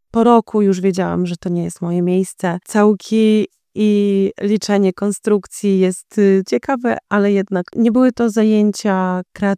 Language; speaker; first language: Polish; native; Polish